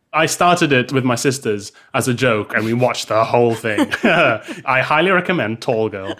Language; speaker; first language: English; native; English